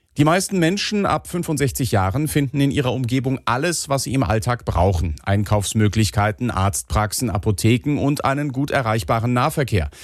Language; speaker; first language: German; native; German